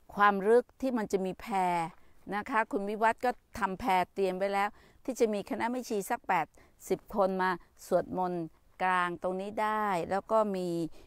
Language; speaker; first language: Thai; native; Thai